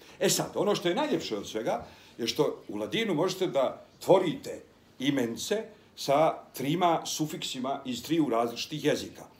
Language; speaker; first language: Serbian; native; Serbian